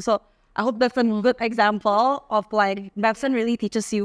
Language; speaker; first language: English; non-native, fluent; Indonesian